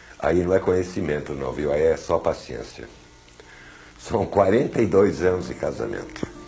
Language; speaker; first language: Portuguese; early bilingual, other home language; German